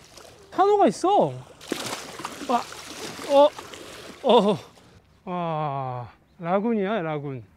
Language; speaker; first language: English; non-native, learner; Korean